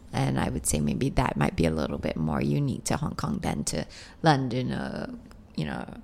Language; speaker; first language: English; non-native, local second language; Cantonese